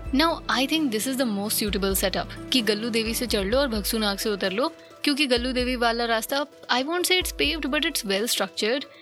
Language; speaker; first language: Hindi; native; Hindi